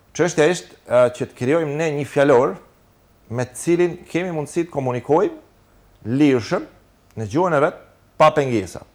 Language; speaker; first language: Albanian; native; Albanian